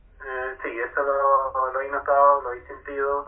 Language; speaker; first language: Spanish; non-native, fluent; Arabic